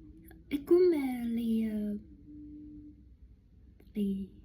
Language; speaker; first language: French; non-native, learner; Chinese